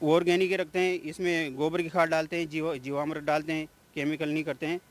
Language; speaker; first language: Hindi; native; Hindi